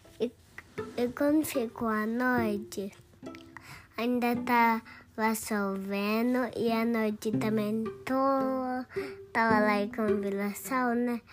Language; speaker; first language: Portuguese; early bilingual, heritage; Portuguese